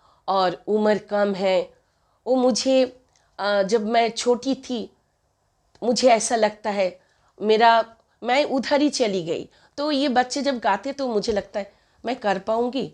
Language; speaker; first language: Hindi; non-native, local second language; Bangla